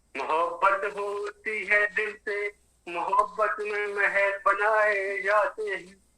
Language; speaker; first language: Hindi; native; Hindi